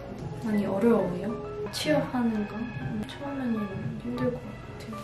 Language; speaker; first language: Korean; non-native, fluent; Cantonese